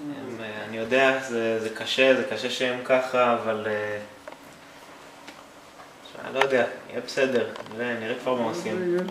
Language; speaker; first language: Hebrew; native; Hebrew